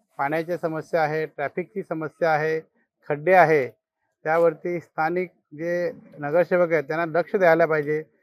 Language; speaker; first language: Marathi; non-native, local second language; Hindi